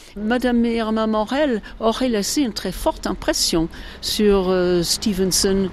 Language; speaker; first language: French; native; French